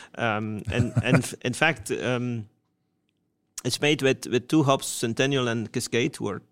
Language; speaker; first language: English; non-native, fluent; Dutch